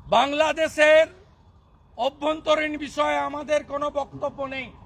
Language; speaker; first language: Bangla; native; Bangla